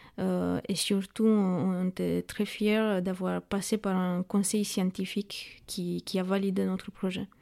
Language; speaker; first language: French; non-native, fluent; Romanian